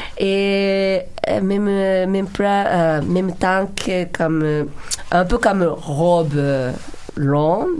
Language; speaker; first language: French; non-native, learner; Japanese